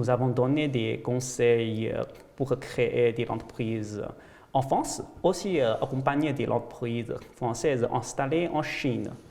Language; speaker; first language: French; non-native, fluent; Chinese